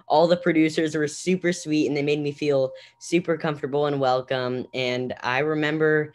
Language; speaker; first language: English; native; English